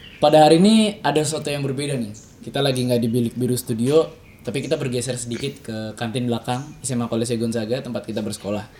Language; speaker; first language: Indonesian; native; Indonesian